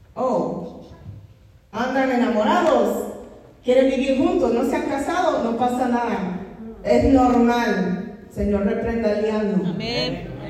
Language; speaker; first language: Spanish; non-native, fluent; English